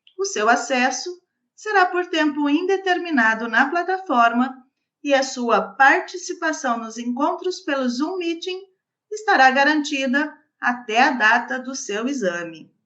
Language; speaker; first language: Portuguese; native; Portuguese